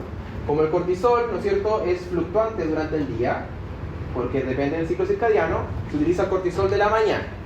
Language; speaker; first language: Spanish; native; Spanish